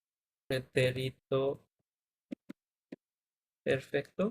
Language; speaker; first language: Spanish; non-native, fluent; Bangla